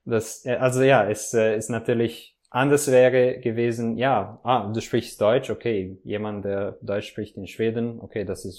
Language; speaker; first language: German; non-native, fluent; Italian